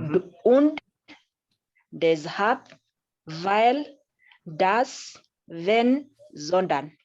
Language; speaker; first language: German; non-native, learner; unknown